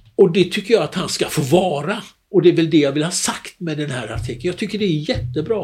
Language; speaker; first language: Swedish; native; Swedish